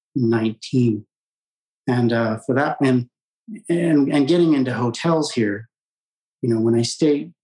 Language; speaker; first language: English; native; English